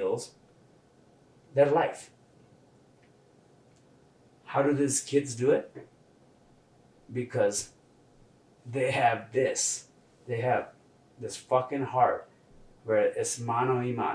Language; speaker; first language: English; non-native, local second language; Nepali